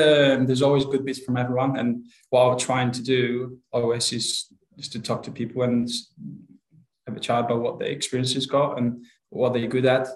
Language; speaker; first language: English; non-native, fluent; Polish